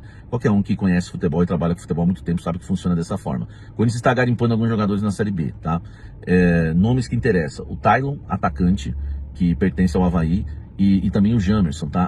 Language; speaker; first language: Portuguese; native; Portuguese